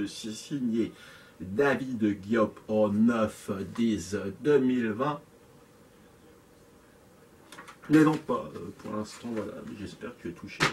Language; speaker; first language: French; native; French